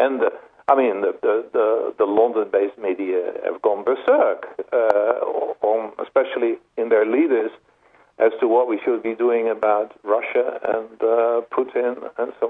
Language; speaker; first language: English; non-native, fluent; Dutch